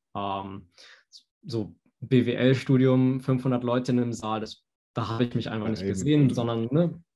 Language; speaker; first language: German; native; German